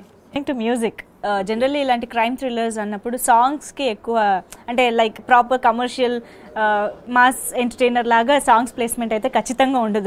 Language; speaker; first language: Telugu; native; Telugu